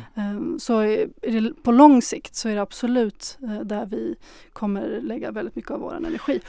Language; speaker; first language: Swedish; early bilingual, other home language; Arabic